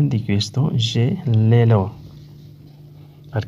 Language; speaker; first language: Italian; non-native, learner; Urdu